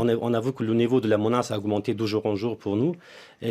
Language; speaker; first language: French; non-native, fluent; Persian